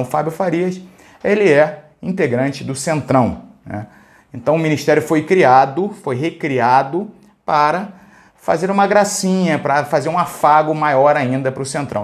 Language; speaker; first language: Portuguese; native; Portuguese